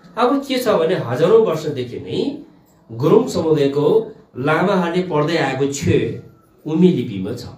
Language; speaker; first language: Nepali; non-native, local second language; Gurung